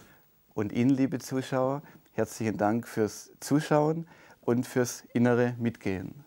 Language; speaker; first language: German; native; German